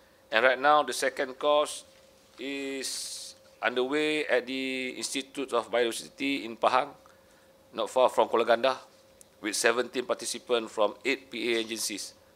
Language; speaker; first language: English; non-native, local second language; Malay